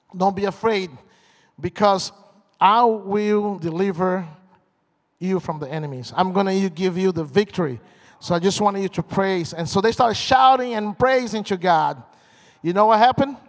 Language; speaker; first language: English; non-native, fluent; Portuguese